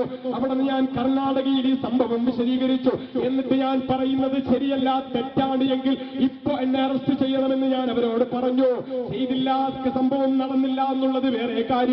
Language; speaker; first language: Malayalam; native; Malayalam